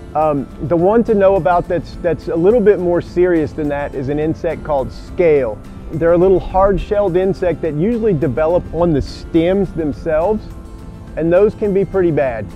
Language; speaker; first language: English; native; English